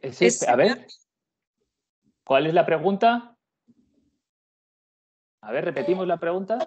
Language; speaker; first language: Spanish; native; Spanish